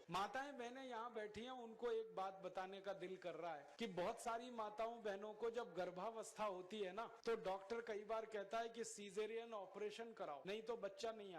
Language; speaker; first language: Hindi; native; Hindi